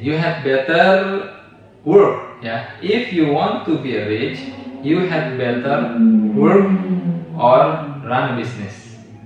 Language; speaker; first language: English; non-native, fluent; Indonesian